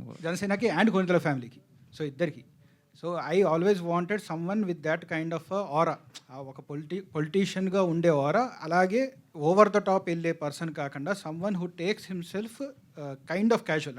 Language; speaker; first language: Telugu; native; Telugu